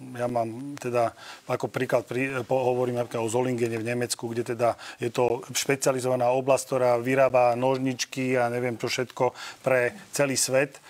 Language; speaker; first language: Slovak; native; Slovak